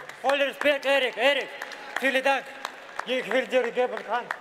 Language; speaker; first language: German; non-native, learner; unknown